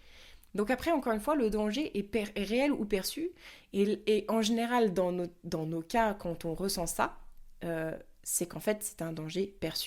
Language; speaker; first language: French; native; French